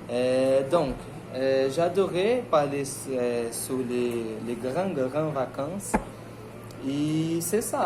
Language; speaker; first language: French; non-native, learner; Portuguese